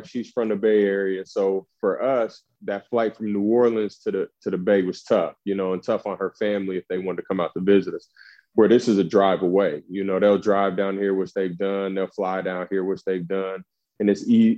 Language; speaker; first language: English; native; English